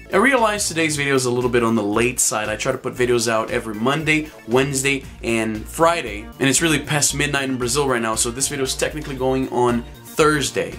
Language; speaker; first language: English; non-native, fluent; Portuguese